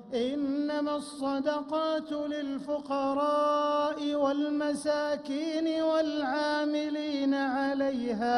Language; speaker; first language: Arabic; native; Arabic